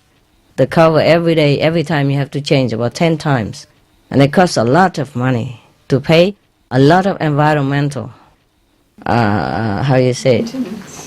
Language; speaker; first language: English; non-native, fluent; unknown